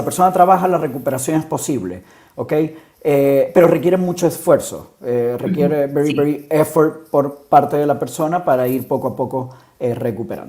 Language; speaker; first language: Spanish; native; Spanish